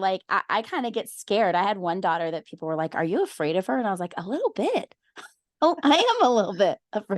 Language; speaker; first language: English; native; English